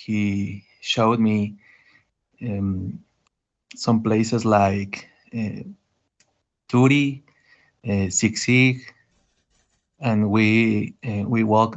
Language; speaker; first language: English; non-native, learner; Spanish